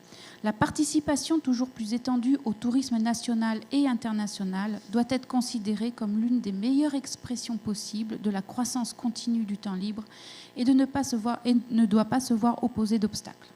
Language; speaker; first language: French; native; French